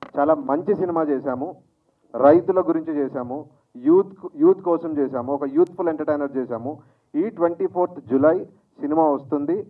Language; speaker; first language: Telugu; native; Telugu